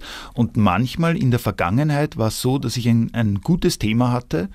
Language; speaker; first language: German; native; German